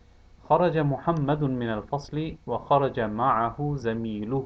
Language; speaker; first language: Arabic; non-native, fluent; English